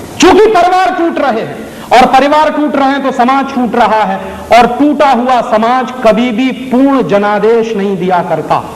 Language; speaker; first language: Hindi; native; Hindi